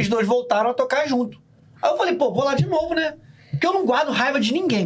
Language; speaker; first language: Portuguese; native; Portuguese